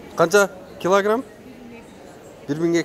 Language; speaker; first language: Russian; non-native, local second language; Kyrgyz